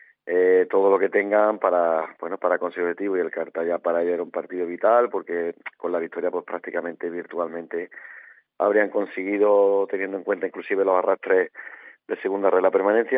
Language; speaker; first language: Spanish; native; Spanish